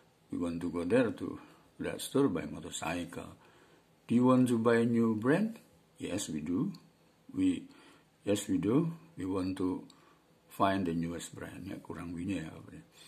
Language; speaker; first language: English; non-native, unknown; Indonesian